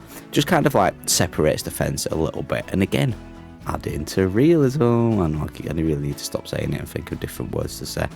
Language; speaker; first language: English; native; English